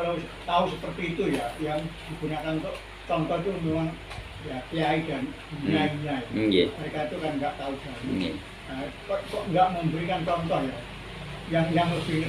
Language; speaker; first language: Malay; non-native, local second language; Javanese